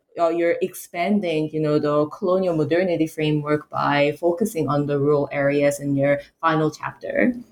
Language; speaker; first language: English; native; English